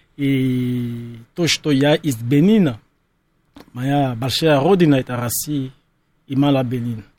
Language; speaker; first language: Russian; non-native, fluent; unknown